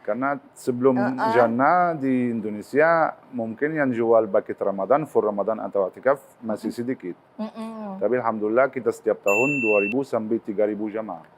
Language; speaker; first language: Indonesian; non-native, learner; Arabic